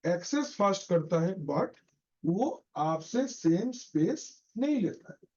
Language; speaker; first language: Hindi; non-native, local second language; Bangla